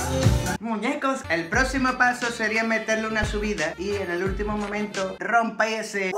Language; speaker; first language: Spanish; native; Spanish